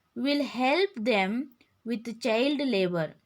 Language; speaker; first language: English; non-native, local second language; Kannada